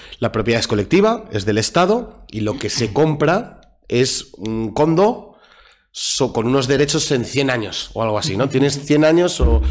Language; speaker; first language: Spanish; native; Spanish